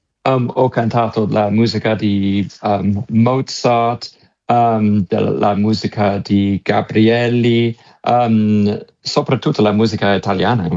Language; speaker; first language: Italian; non-native, learner; English